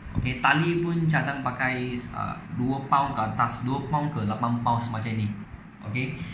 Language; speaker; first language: Malay; non-native, local second language; Chinese